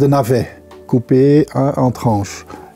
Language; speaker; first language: French; non-native, local second language; Dutch